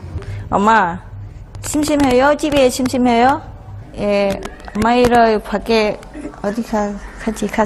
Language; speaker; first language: Korean; non-native, learner; Vietnamese